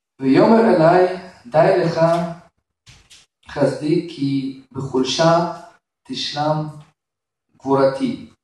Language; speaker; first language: Hebrew; non-native, fluent; Russian